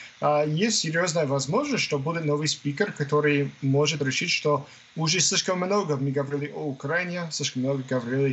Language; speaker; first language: Russian; non-native, fluent; English